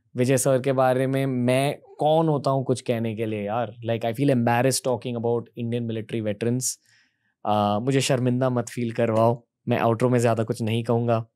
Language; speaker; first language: Hindi; native; Hindi